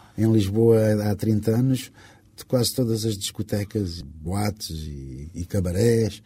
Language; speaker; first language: Portuguese; non-native, local second language; Kabuverdianu